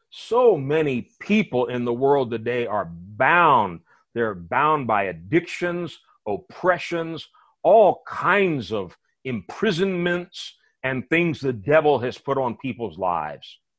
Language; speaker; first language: English; native; English